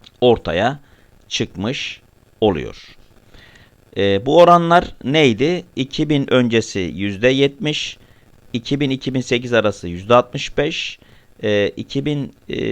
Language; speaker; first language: Turkish; native; Turkish